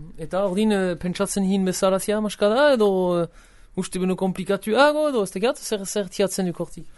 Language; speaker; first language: Basque; native; Basque